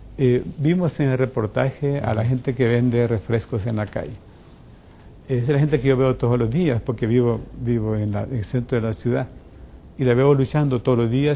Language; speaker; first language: Spanish; native; Spanish